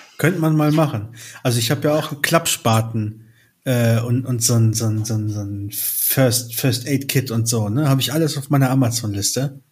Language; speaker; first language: German; early bilingual, other home language; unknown